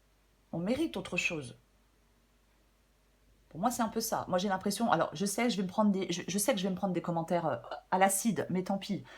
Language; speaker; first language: French; native; French